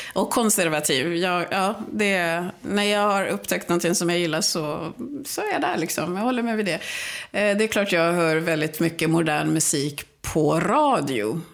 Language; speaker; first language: Swedish; early bilingual, other home language; Swahili